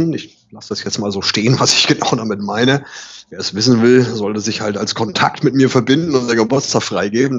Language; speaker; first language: German; native; German